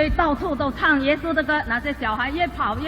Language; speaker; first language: Chinese; native; Chinese